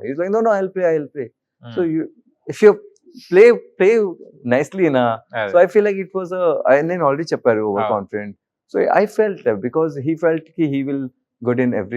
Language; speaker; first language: Telugu; non-native, local second language; Hindi